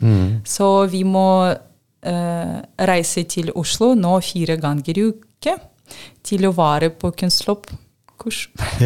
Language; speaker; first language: Norwegian; non-native, learner; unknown